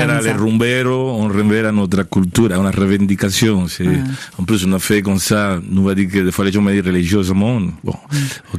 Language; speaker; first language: French; non-native, fluent; Spanish